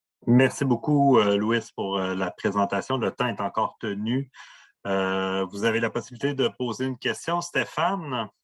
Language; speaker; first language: French; native; French